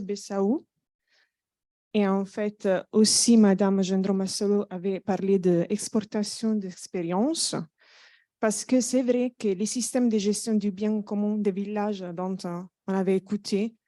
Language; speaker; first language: French; non-native, fluent; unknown